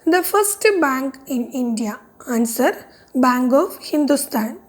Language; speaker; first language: English; non-native, local second language; Malayalam